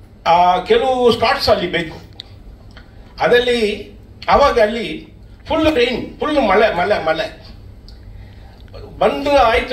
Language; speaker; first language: Kannada; non-native, learner; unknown